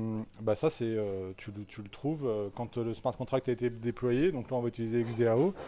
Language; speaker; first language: French; native; French